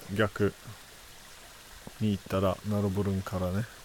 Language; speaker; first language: Japanese; non-native, fluent; English